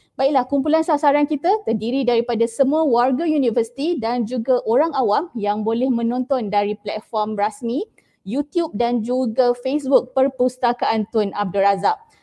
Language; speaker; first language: Malay; native; Malay